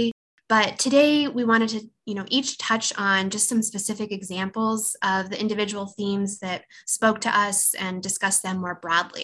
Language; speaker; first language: English; native; English